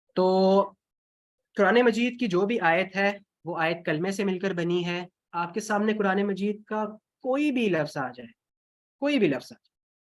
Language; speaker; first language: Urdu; non-native, local second language; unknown